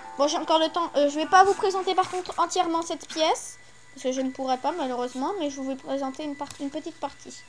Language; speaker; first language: French; native; French